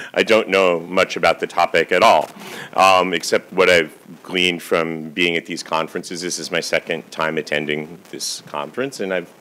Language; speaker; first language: English; native; English